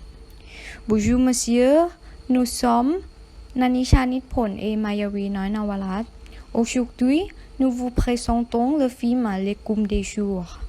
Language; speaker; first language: French; non-native, learner; Thai